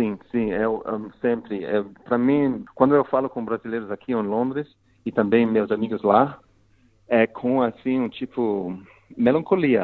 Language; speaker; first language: Portuguese; non-native, fluent; English